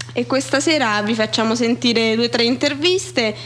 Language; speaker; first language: Italian; native; Italian